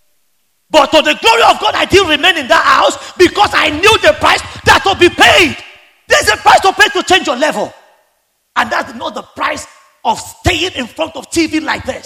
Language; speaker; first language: English; non-native, local second language; Yoruba